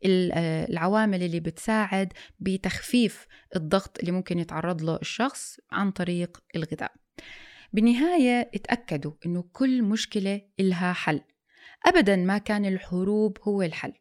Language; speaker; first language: Arabic; native; Arabic